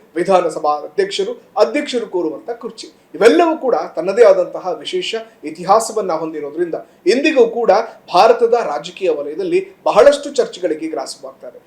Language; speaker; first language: Kannada; native; Kannada